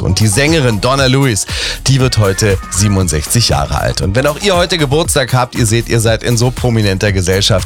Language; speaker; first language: German; native; German